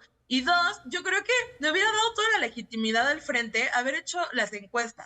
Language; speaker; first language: Spanish; native; Spanish